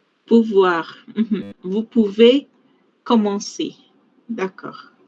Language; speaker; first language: French; non-native, fluent; Spanish